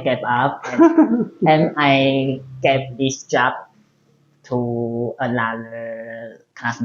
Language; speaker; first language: English; non-native, learner; Chinese